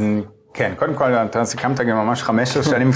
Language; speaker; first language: Hebrew; non-native, fluent; German